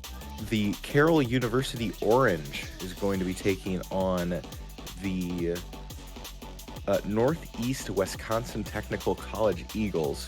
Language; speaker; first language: English; native; English